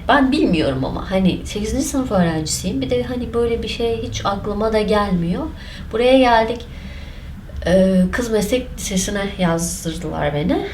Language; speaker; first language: Turkish; non-native, local second language; Kurdish